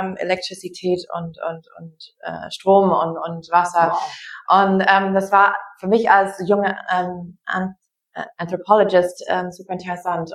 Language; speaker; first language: German; non-native, fluent; English